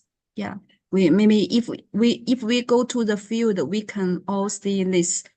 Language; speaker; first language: English; non-native, learner; Chinese